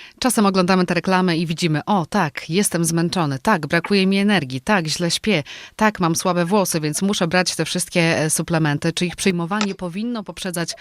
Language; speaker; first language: Polish; native; Polish